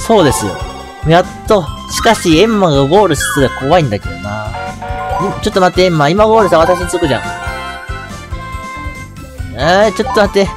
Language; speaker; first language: Japanese; native; Japanese